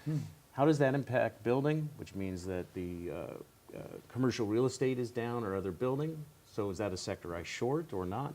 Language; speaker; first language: English; native; English